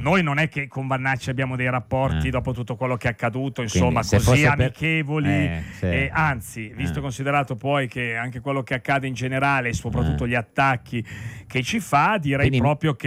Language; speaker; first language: Italian; native; Italian